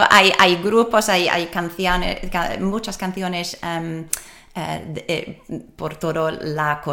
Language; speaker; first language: Spanish; non-native, learner; English